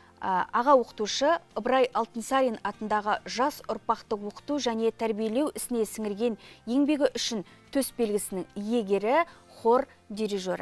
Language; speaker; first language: Kazakh; native; Kazakh